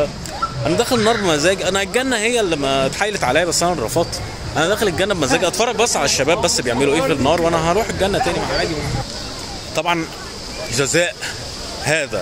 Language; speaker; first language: Arabic; native; Arabic